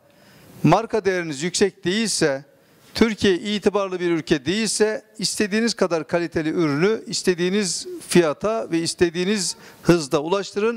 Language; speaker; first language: Turkish; native; Turkish